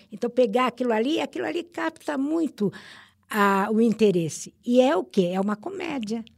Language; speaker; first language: Portuguese; early bilingual, other home language; Italian